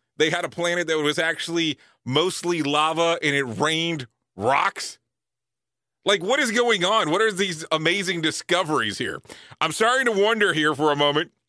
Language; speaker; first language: English; native; English